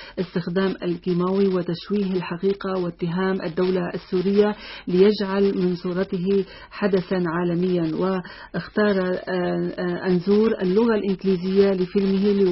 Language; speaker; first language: Arabic; native; Arabic